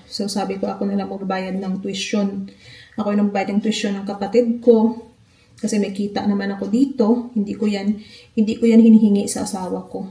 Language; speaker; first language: Filipino; non-native, local second language; Hiligaynon